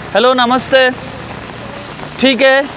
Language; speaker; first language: Hindi; non-native, learner; Bangla